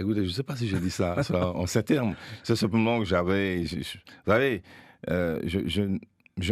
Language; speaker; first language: French; native; French